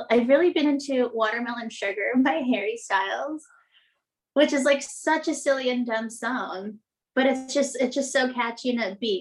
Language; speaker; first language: English; native; English